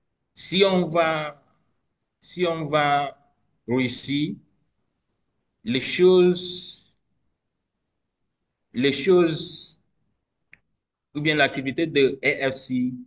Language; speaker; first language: French; non-native, learner; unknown